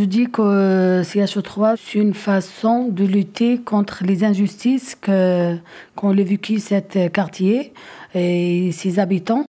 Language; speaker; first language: French; non-native, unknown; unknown